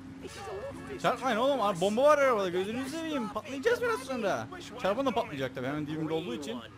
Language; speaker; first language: Turkish; native; Turkish